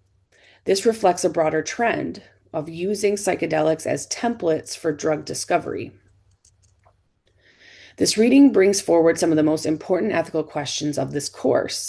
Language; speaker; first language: English; native; English